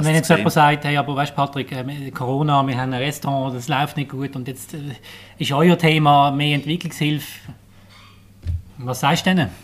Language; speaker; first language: German; native; German